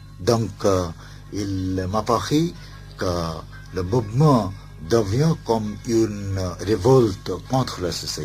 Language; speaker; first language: French; non-native, fluent; Bangla